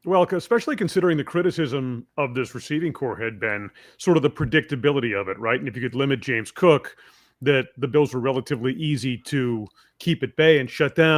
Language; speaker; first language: English; native; English